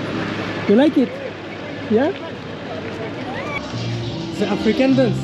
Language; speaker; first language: English; non-native, learner; French